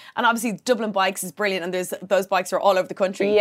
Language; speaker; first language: English; native; English